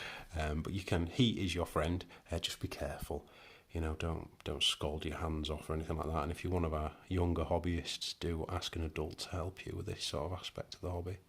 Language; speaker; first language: English; native; English